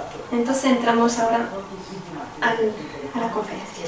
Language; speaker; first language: Spanish; non-native, fluent; French